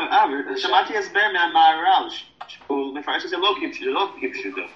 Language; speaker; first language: Hebrew; non-native, fluent; English